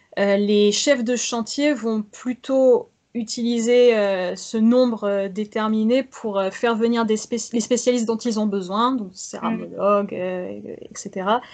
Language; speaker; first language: French; native; French